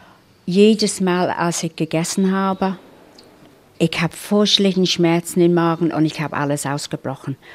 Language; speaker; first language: German; non-native, fluent; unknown